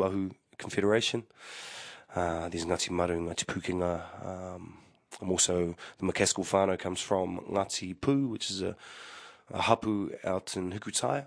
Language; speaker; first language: English; native; English